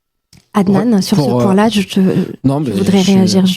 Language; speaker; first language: French; native; French